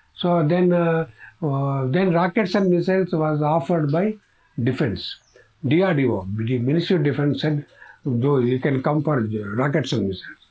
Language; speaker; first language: English; non-native, local second language; Kannada